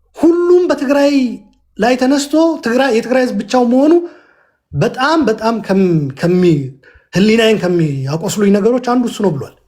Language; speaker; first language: Amharic; non-native, local second language; Tigrinya